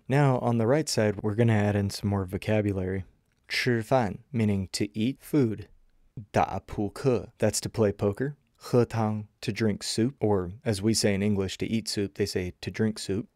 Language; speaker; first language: English; native; English